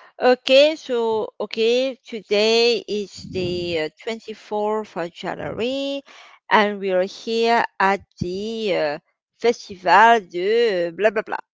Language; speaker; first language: English; non-native, fluent; French